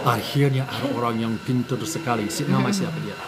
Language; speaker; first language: Indonesian; non-native, learner; English